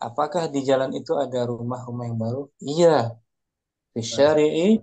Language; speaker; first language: Indonesian; native; Indonesian